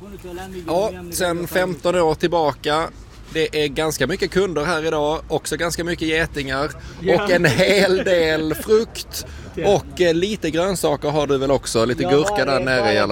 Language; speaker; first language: Swedish; native; Swedish